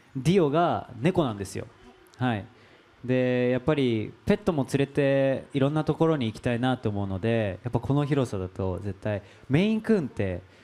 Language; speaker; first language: Japanese; native; Japanese